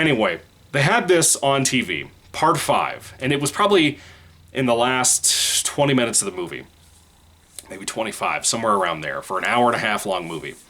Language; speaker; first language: English; native; English